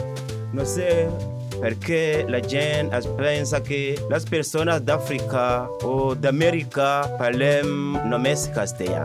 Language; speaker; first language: Catalan; non-native, learner; Kinyarwanda